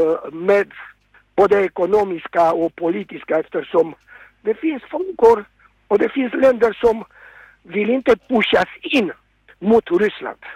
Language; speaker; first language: Swedish; non-native, fluent; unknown